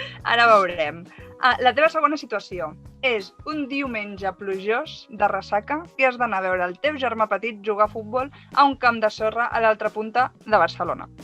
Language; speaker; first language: Catalan; native; Catalan